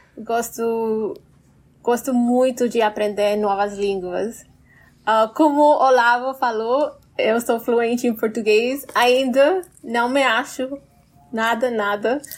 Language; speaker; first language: Portuguese; non-native, fluent; English